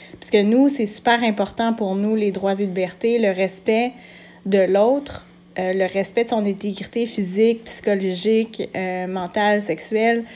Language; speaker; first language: French; native; French